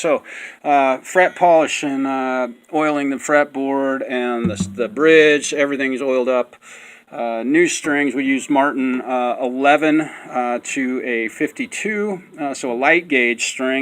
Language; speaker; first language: English; native; English